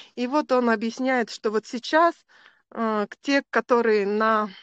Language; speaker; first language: Russian; native; Russian